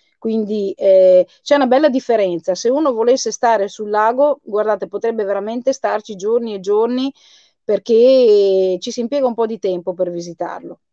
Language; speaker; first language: Italian; native; Italian